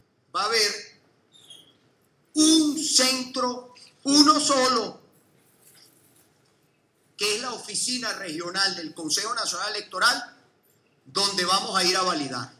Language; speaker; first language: Spanish; native; Spanish